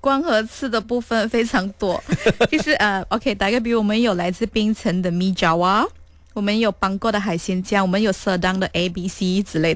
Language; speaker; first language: Chinese; native; Chinese